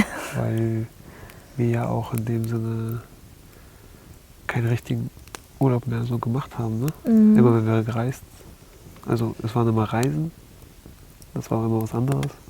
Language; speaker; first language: German; native; German